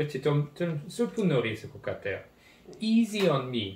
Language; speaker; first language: Korean; non-native, learner; Dutch